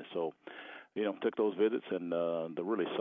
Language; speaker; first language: English; native; English